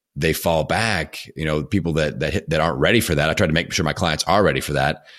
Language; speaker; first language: English; native; English